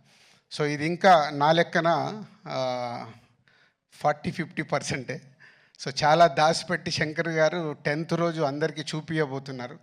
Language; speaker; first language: Telugu; native; Telugu